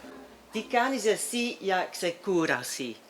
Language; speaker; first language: Greek; non-native, learner; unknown